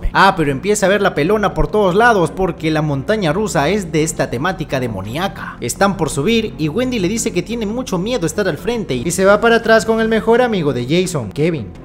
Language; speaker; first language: Spanish; native; Spanish